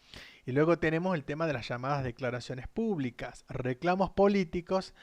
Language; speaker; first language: Spanish; native; Spanish